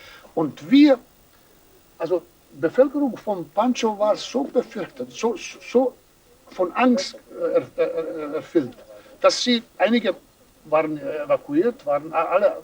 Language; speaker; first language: German; non-native, fluent; Serbian